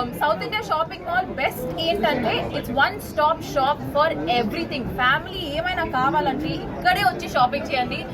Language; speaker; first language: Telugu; non-native, learner; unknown